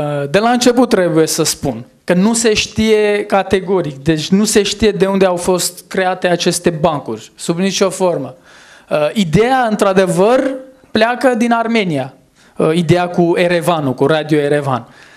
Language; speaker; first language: Romanian; non-native, fluent; Armenian